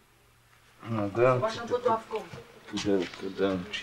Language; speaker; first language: Polish; native; Polish